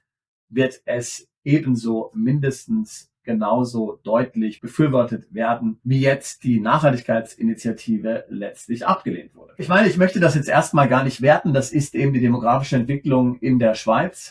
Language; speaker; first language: German; native; German